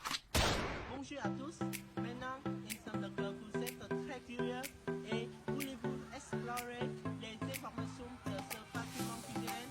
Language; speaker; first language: French; non-native, learner; Vietnamese